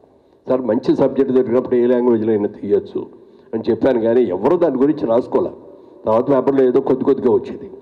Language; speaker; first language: Telugu; native; Telugu